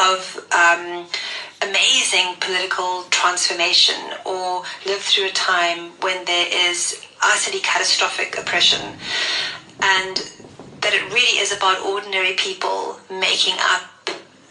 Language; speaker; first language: English; native; English